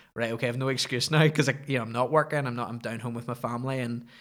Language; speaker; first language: English; native; English